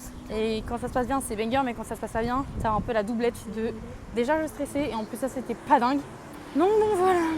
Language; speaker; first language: French; native; French